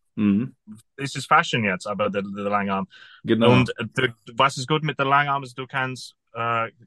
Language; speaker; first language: German; non-native, fluent; English